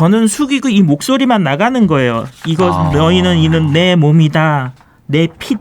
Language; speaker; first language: Korean; native; Korean